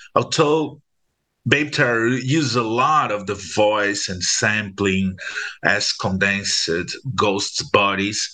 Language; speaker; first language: English; non-native, fluent; Portuguese